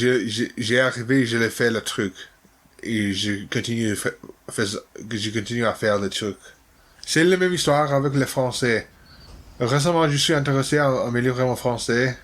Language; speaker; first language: French; non-native, learner; English